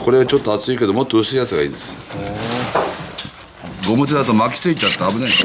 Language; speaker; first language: Japanese; native; Japanese